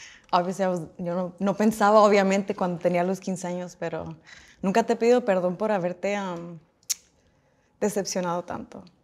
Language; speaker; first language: Spanish; early bilingual, heritage; Spanish